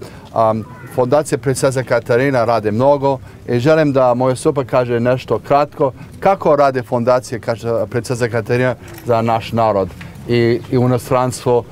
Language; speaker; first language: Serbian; early bilingual, heritage; Serbian